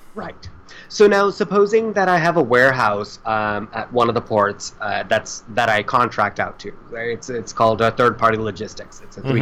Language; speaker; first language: English; native; English